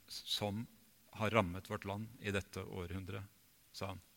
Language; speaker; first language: Norwegian; native; Norwegian